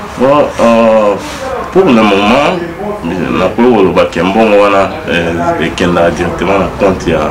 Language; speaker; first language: Lingala; non-native, local second language; Luba-Lulua